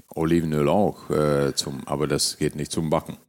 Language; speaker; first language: German; early bilingual, other home language; Hungarian